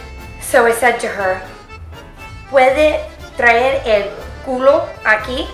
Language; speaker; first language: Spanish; early bilingual, heritage; English